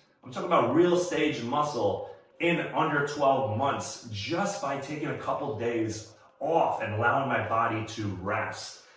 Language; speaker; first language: English; native; English